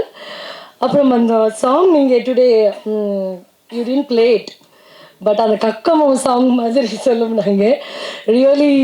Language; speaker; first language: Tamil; non-native, learner; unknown